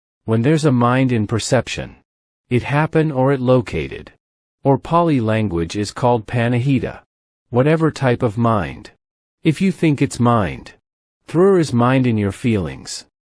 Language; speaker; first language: English; non-native, learner; Thai